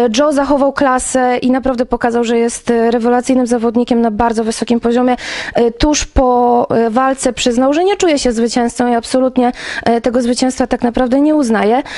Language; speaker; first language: Polish; native; Polish